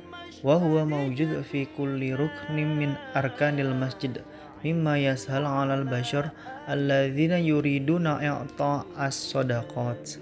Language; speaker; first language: Arabic; non-native, learner; Indonesian